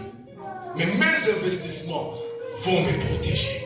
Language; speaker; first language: French; non-native, local second language; Lingala